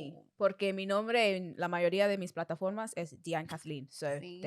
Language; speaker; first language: Spanish; non-native, fluent; English